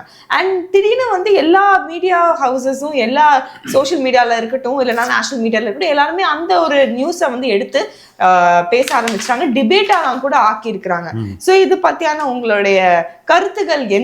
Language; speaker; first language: Tamil; native; Tamil